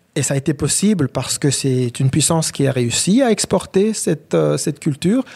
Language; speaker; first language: French; non-native, local second language; Kinyarwanda